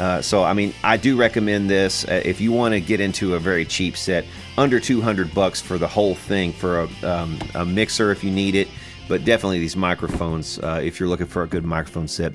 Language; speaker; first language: English; native; English